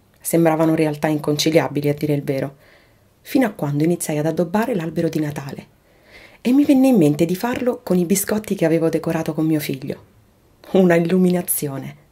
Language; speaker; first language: Italian; native; Italian